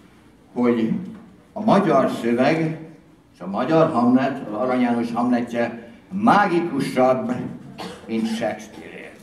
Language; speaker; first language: Hungarian; early bilingual, heritage; Hungarian